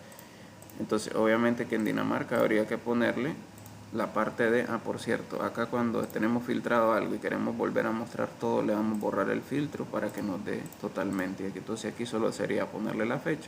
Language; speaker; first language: Spanish; native; Spanish